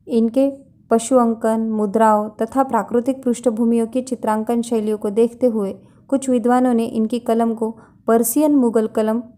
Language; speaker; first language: Hindi; non-native, local second language; Marathi